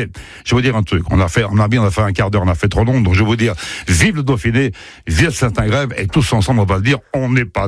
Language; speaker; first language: French; native; French